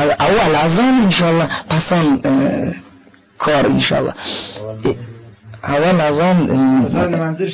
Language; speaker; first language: Persian; non-native, learner; Russian